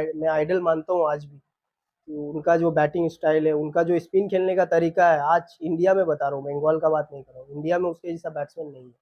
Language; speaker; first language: Hindi; non-native, local second language; Bangla